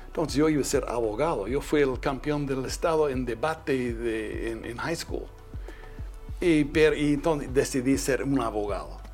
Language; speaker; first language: Spanish; non-native, fluent; English